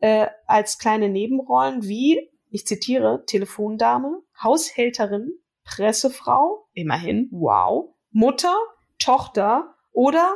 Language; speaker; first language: German; native; German